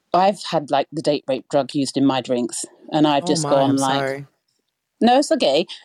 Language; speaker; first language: English; native; English